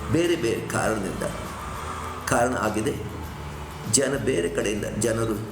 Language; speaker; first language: Kannada; native; Kannada